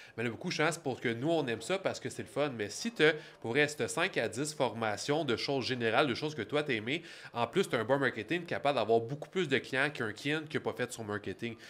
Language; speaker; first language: French; native; French